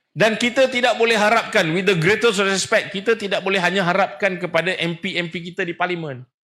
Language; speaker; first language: Malay; native; Malay